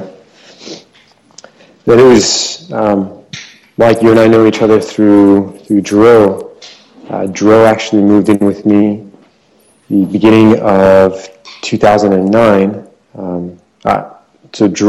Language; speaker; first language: English; native; English